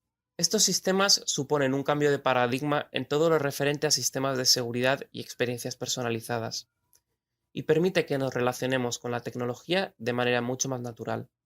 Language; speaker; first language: Spanish; native; Spanish